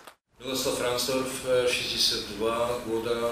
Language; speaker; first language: Russian; non-native, fluent; Czech